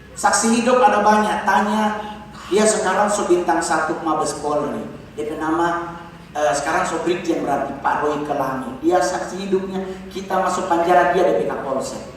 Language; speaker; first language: Indonesian; native; Indonesian